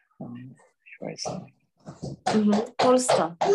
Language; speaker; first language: German; non-native, learner; Czech